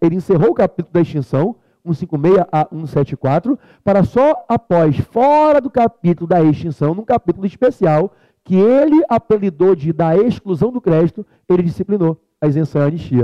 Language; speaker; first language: Portuguese; native; Portuguese